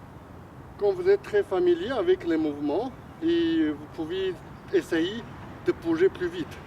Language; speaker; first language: French; non-native, fluent; Chinese